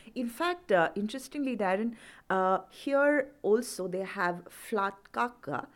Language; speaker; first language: English; non-native, local second language; Hindi